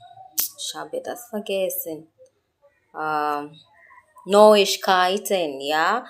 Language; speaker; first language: German; non-native, learner; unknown